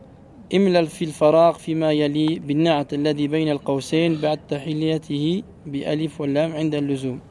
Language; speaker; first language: Arabic; non-native, fluent; French